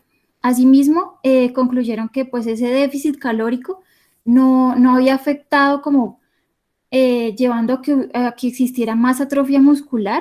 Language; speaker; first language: Spanish; native; Spanish